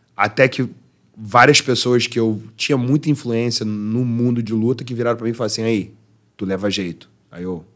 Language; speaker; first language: Portuguese; early bilingual, heritage; Portuguese